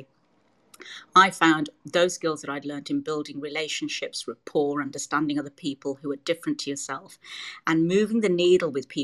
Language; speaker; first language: English; native; English